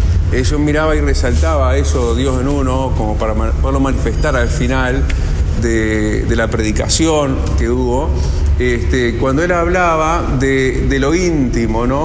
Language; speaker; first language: Spanish; native; Spanish